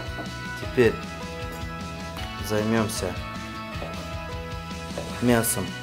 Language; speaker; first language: Russian; native; Russian